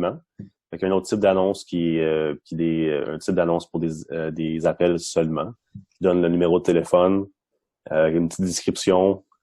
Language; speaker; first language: French; non-native, local second language; English